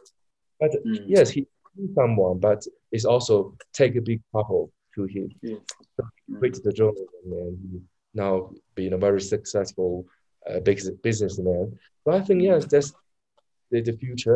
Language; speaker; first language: English; non-native, learner; Chinese